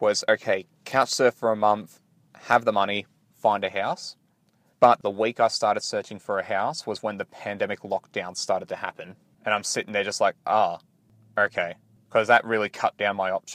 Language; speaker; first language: English; native; English